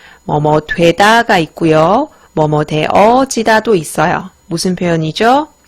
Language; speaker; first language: Korean; native; Korean